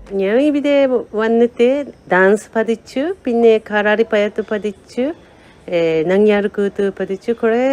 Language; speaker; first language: Malayalam; non-native, learner; Japanese